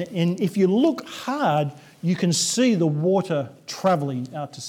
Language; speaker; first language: English; native; English